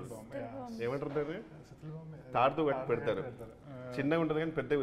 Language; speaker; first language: Telugu; native; Telugu